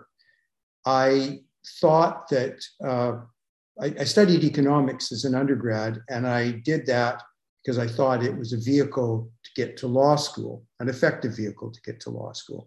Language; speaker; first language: English; native; English